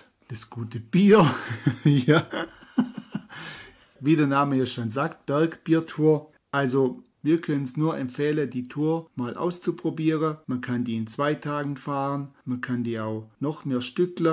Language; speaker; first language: German; native; German